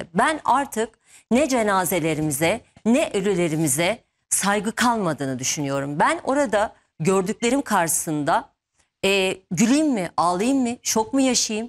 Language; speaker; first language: Turkish; native; Turkish